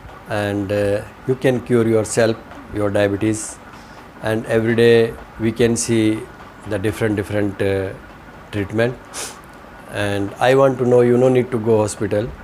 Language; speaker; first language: English; non-native, learner; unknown